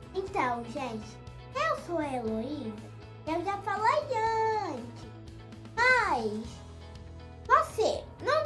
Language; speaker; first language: Portuguese; native; Portuguese